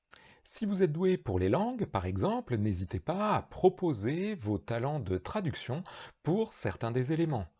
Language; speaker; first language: French; native; French